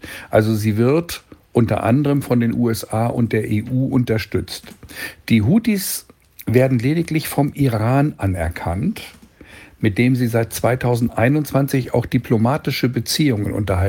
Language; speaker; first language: German; native; German